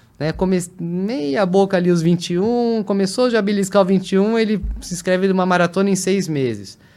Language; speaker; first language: Portuguese; native; Portuguese